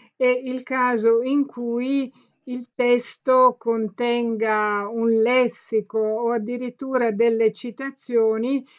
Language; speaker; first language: Italian; native; Italian